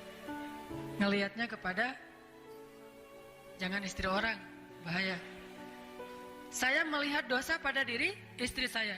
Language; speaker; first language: Indonesian; native; Indonesian